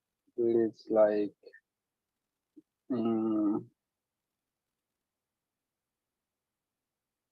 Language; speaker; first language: English; non-native, learner; Spanish